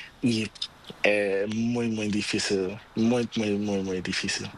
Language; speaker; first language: Spanish; non-native, learner; Portuguese